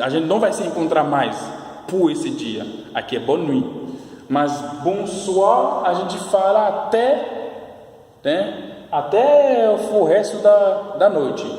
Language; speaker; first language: Portuguese; non-native, fluent; Haitian Creole